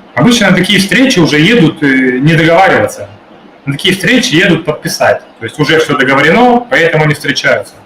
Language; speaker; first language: Russian; native; Russian